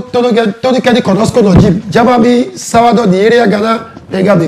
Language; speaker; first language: Spanish; non-native, learner; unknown